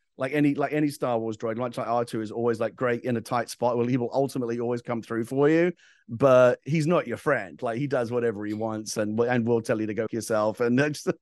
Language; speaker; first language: English; native; English